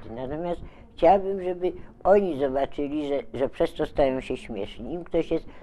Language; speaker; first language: Polish; native; Polish